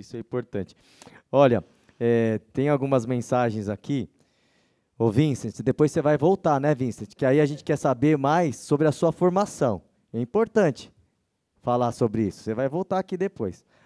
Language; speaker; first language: Portuguese; native; Portuguese